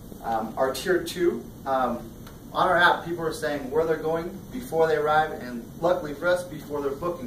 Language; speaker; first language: English; native; English